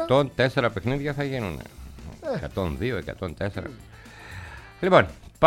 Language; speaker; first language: Greek; native; Greek